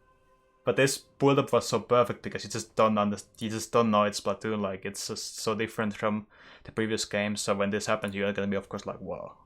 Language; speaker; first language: English; non-native, fluent; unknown